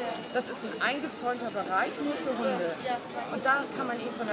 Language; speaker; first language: German; native; German